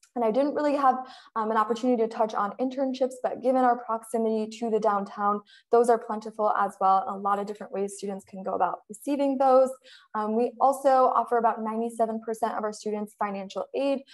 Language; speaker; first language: English; native; English